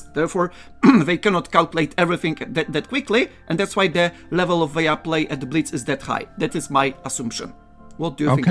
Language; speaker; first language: English; non-native, fluent; Polish